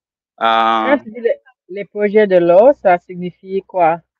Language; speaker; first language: French; non-native, learner; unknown